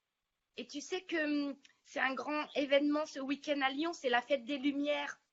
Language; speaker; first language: French; native; French